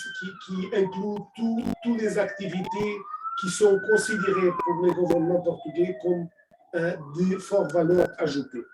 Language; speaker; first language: French; non-native, fluent; Portuguese